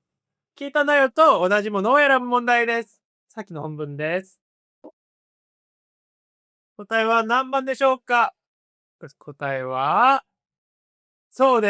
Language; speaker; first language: Japanese; non-native, fluent; Korean